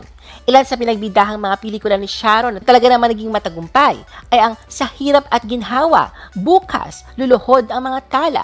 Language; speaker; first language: Filipino; native; Filipino